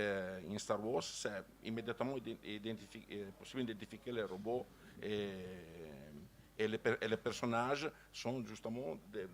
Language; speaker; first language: French; non-native, learner; Italian